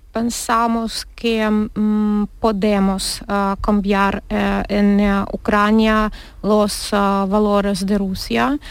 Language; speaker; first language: Spanish; non-native, learner; Ukrainian